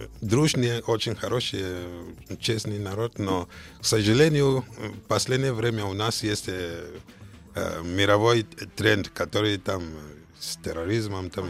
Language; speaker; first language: Russian; non-native, fluent; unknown